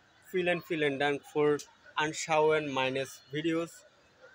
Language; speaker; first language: German; non-native, learner; Bangla